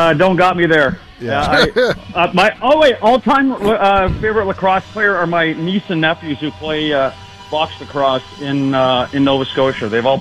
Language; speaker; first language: English; native; English